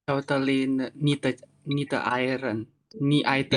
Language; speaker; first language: Chinese; non-native, learner; Indonesian